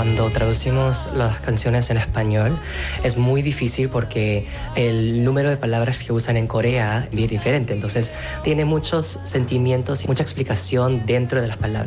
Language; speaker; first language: Spanish; non-native, fluent; Korean